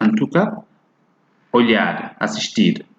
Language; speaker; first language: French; non-native, fluent; Portuguese